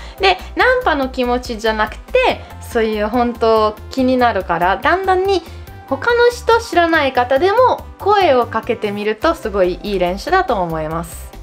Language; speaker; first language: Japanese; non-native, fluent; Italian